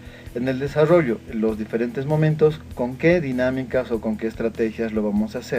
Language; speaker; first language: Spanish; native; Spanish